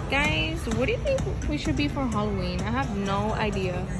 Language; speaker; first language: English; early bilingual, other home language; Spanish